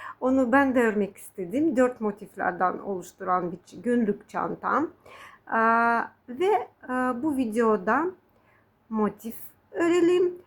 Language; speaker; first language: Turkish; non-native, fluent; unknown